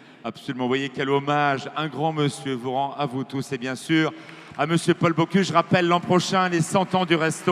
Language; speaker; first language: French; native; French